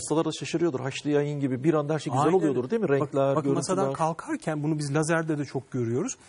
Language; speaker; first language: Turkish; native; Turkish